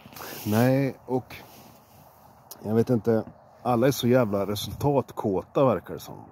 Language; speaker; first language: Swedish; native; Swedish